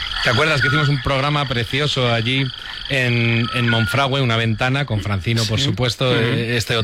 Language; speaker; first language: Spanish; native; Spanish